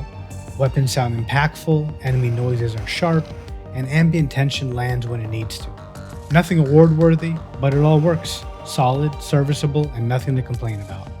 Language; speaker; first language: English; native; English